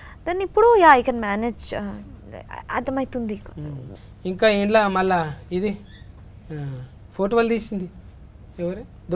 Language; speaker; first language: Telugu; native; Telugu